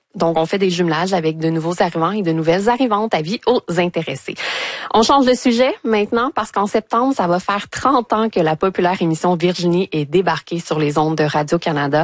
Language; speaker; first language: French; native; French